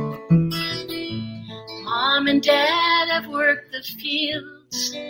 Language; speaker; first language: English; early bilingual, other home language; Spanish